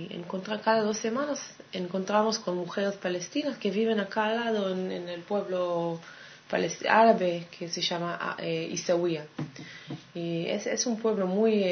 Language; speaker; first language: Spanish; non-native, fluent; Hebrew